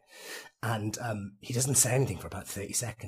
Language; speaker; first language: English; native; English